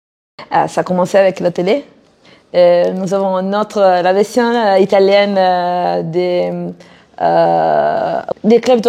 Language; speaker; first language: French; non-native, fluent; Italian